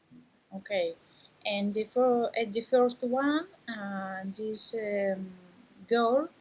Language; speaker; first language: English; non-native, learner; Spanish